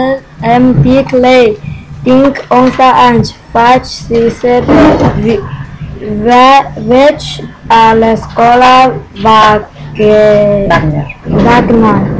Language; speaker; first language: Catalan; non-native, learner; Chinese